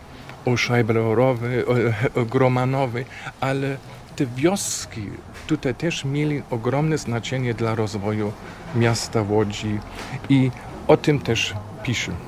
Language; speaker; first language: Polish; non-native, fluent; German